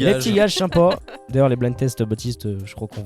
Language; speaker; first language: French; native; French